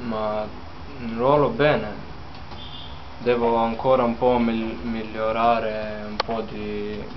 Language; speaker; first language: Italian; non-native, fluent; Slovenian